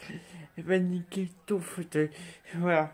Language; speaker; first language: French; native; French